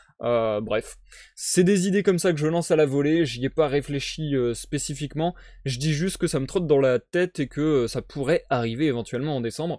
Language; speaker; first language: French; native; French